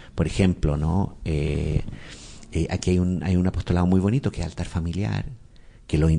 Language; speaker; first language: Spanish; native; Spanish